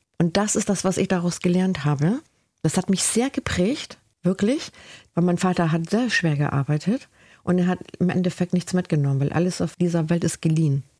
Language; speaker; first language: German; early bilingual, other home language; Spanish